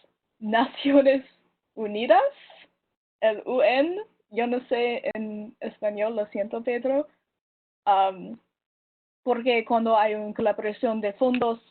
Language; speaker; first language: Spanish; non-native, learner; English